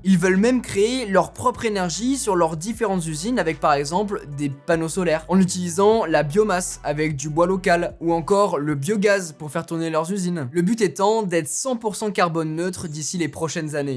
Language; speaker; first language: French; native; French